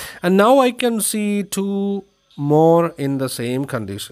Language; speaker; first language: English; non-native, local second language; Malayalam